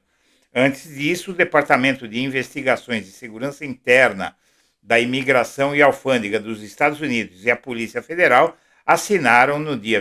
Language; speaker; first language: Portuguese; native; Portuguese